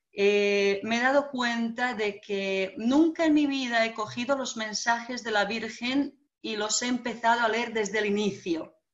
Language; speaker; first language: Spanish; non-native, fluent; Bosnian